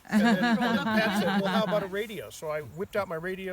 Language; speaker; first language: English; native; English